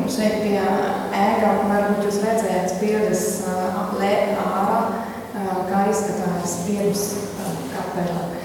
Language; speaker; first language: Latvian; non-native, fluent; German